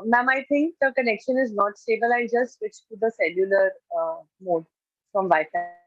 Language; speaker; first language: English; non-native, local second language; Hindi